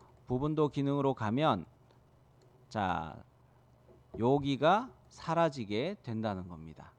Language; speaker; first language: Korean; native; Korean